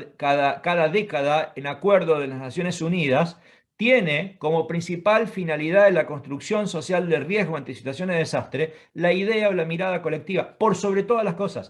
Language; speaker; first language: Spanish; native; Spanish